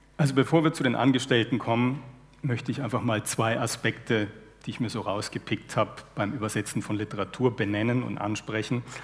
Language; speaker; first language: German; native; German